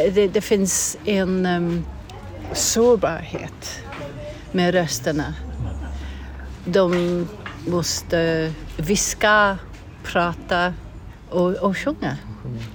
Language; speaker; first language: Swedish; non-native, fluent; English